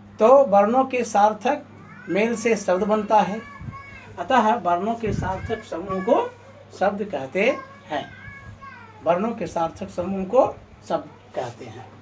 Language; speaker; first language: Hindi; native; Hindi